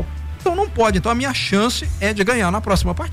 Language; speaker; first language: Portuguese; native; Portuguese